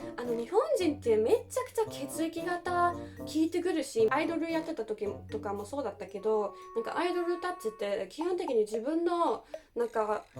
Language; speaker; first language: Japanese; non-native, fluent; German